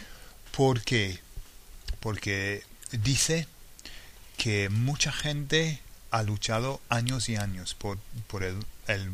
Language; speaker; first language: Spanish; non-native, fluent; English